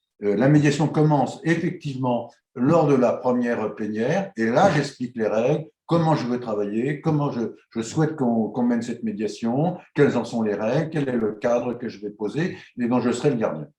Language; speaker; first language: French; native; French